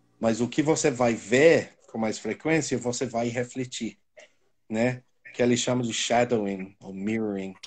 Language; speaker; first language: Portuguese; non-native, fluent; English